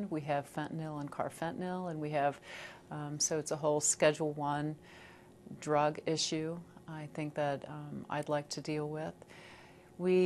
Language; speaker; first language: English; native; English